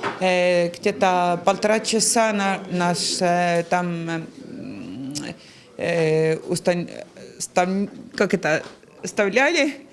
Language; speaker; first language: Russian; non-native, learner; Estonian